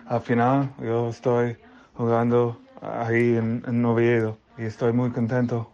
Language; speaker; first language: Spanish; non-native, learner; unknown